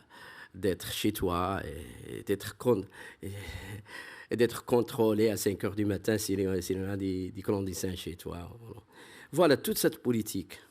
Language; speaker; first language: French; non-native, fluent; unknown